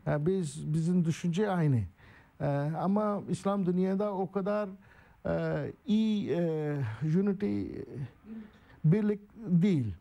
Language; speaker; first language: Turkish; non-native, learner; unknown